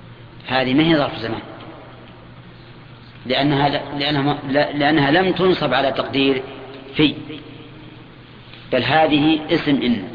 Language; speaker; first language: Arabic; native; Arabic